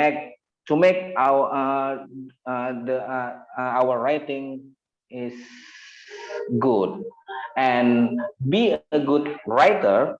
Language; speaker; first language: English; non-native, learner; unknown